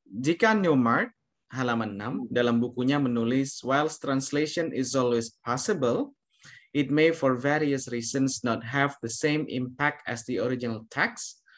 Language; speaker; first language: English; non-native, fluent; Indonesian